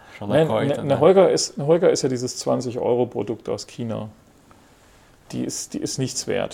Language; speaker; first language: German; native; German